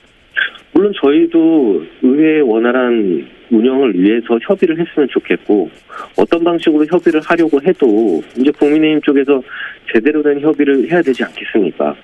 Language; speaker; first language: Korean; native; Korean